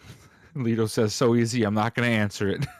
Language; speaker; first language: English; native; English